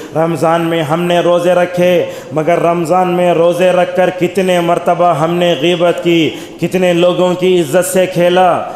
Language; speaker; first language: Urdu; native; Urdu